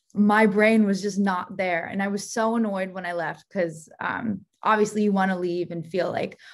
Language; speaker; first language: English; native; English